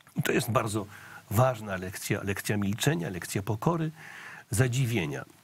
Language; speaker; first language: Polish; native; Polish